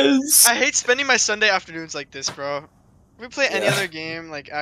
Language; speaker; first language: English; native; English